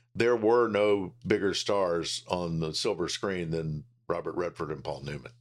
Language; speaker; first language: English; native; English